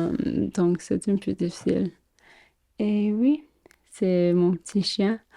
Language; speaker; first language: French; non-native, fluent; English